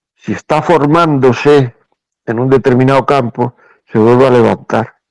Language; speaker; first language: Spanish; native; Spanish